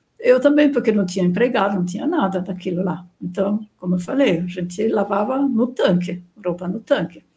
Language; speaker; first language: Portuguese; non-native, fluent; German